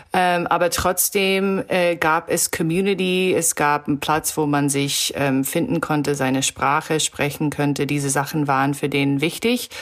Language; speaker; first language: German; early bilingual, heritage; German